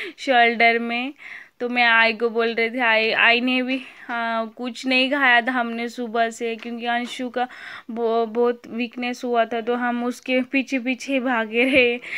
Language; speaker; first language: Hindi; native; Hindi